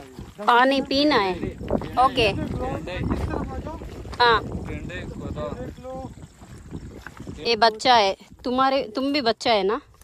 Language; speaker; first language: Hindi; non-native, local second language; Telugu